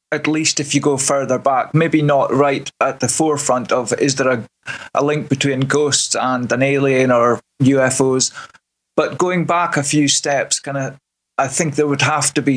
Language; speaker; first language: English; native; English